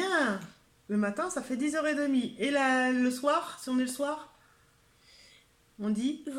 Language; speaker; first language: French; native; French